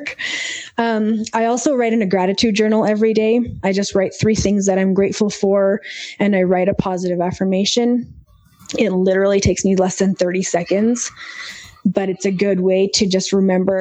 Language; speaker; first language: English; native; English